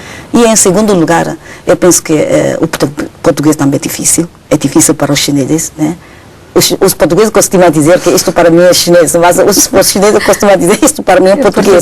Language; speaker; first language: Portuguese; non-native, fluent; Chinese